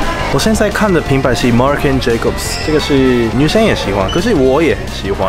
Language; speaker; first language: Chinese; non-native, learner; Japanese